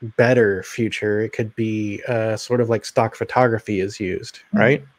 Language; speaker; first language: English; native; English